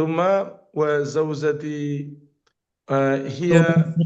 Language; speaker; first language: Arabic; non-native, learner; Indonesian